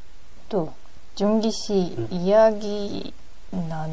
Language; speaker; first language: Korean; non-native, learner; Japanese